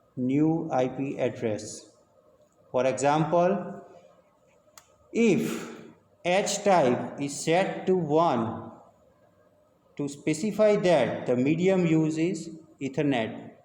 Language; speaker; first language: English; non-native, local second language; Gujarati